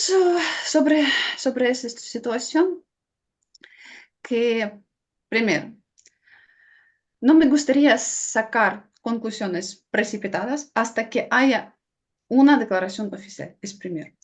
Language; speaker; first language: Spanish; non-native, fluent; Ukrainian